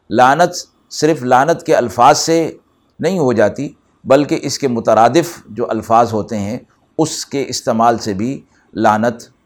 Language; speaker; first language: Urdu; native; Urdu